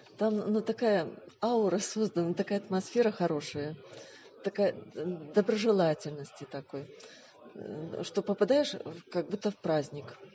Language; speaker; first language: Russian; native; Russian